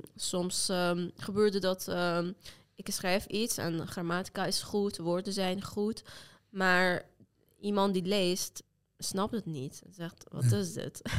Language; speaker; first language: Dutch; non-native, fluent; Azerbaijani